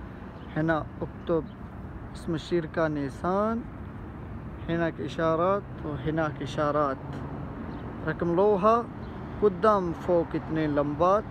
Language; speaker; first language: Arabic; non-native, learner; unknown